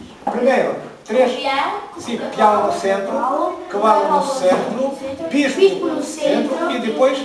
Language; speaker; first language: Portuguese; non-native, learner; Ukrainian